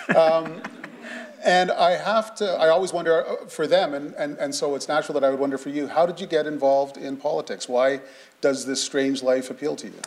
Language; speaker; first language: English; native; English